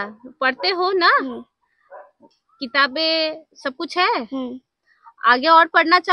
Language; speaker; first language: Hindi; non-native, local second language; Bangla